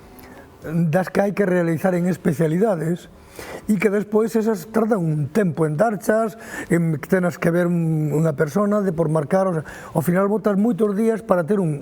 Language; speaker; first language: Galician; native; Galician